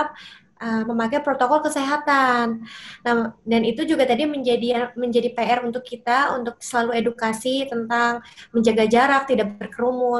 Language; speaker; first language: Indonesian; native; Indonesian